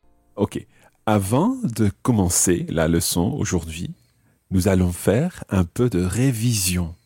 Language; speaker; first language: French; non-native, fluent; English